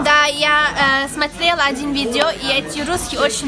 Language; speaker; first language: Russian; non-native, learner; German